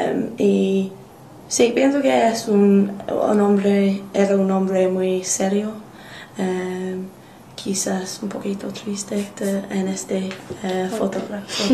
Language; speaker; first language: Spanish; non-native, learner; English